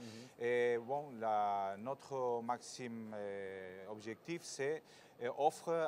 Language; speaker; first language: French; non-native, fluent; Spanish